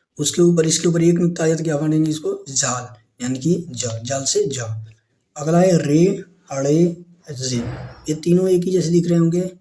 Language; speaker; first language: Hindi; native; Hindi